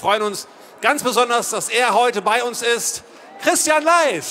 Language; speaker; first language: German; native; German